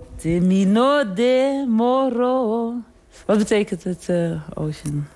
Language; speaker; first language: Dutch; native; Dutch